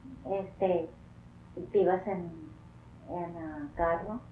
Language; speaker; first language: Spanish; early bilingual, heritage; Spanish